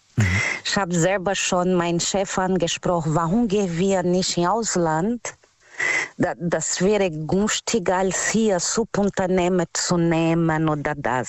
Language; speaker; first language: German; non-native, learner; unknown